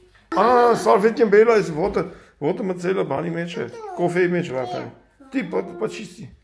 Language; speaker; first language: Russian; non-native, fluent; Armenian